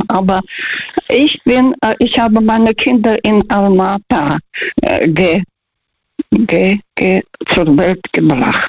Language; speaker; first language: German; non-native, fluent; Russian